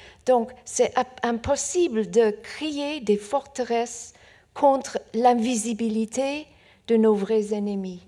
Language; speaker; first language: French; non-native, fluent; Persian